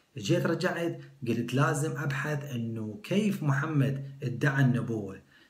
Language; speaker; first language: Arabic; non-native, local second language; Kurdish